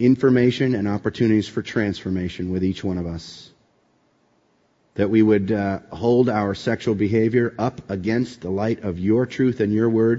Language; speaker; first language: English; native; English